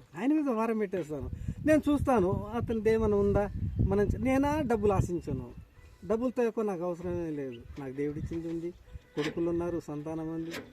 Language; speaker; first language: Telugu; non-native, local second language; Lambadi